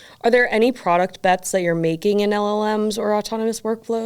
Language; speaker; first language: English; native; English